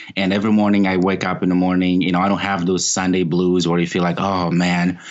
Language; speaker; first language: English; non-native, fluent; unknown